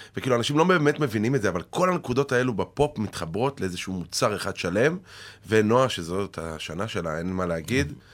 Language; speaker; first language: Hebrew; native; Hebrew